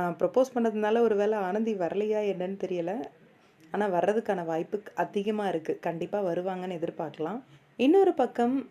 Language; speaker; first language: Tamil; native; Tamil